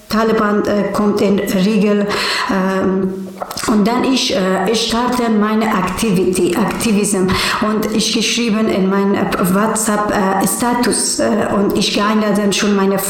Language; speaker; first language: German; non-native, learner; Persian